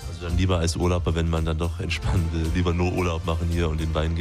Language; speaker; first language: German; native; German